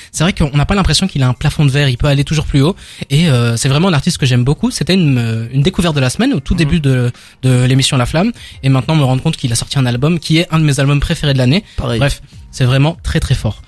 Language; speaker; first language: French; native; French